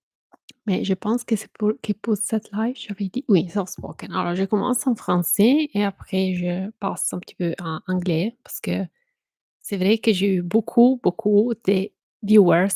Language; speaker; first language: French; non-native, fluent; Italian